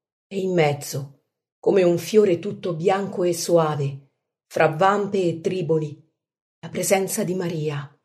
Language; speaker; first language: Italian; native; Italian